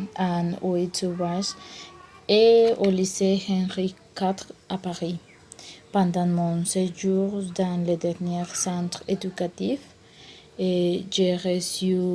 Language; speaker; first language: French; non-native, learner; Spanish